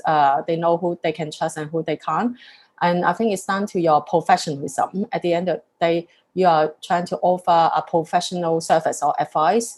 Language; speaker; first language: English; non-native, local second language; Cantonese